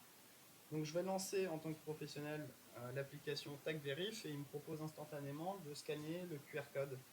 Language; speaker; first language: French; native; French